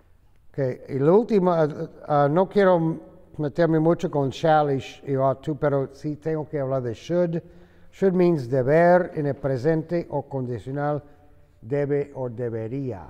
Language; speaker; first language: Spanish; non-native, fluent; English